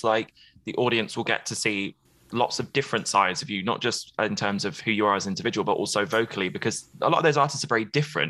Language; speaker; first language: English; native; English